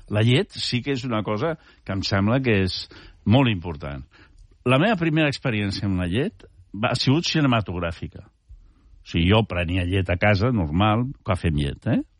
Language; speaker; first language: Catalan; early bilingual, heritage; Catalan